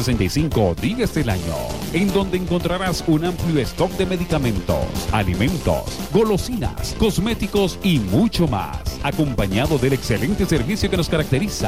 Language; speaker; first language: Spanish; native; Spanish